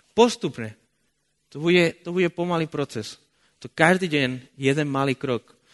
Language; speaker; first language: Slovak; non-native, fluent; Spanish